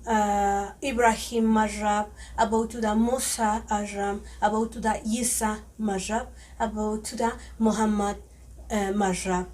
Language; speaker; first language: English; non-native, learner; Spanish